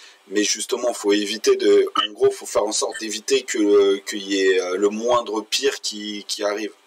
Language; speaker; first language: French; native; French